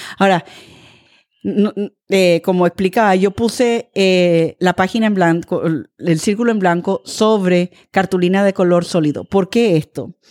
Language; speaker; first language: Spanish; early bilingual, other home language; English